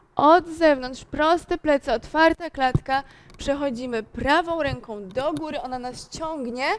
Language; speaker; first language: Polish; native; Polish